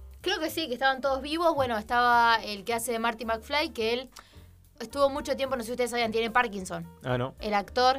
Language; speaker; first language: Spanish; native; Spanish